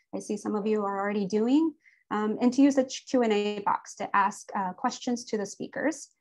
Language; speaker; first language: English; native; English